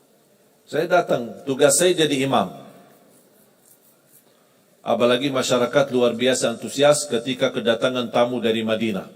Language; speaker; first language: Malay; non-native, fluent; Arabic